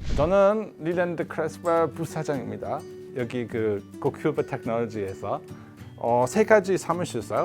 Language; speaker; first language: Korean; non-native, learner; English